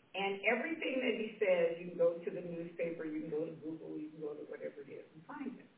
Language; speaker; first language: English; native; English